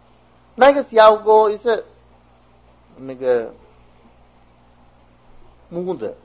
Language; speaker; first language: Chinese; non-native, fluent; Sinhala